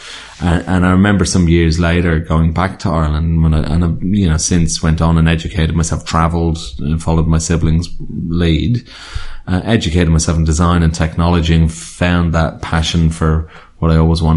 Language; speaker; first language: English; native; English